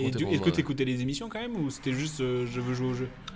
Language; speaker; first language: French; native; French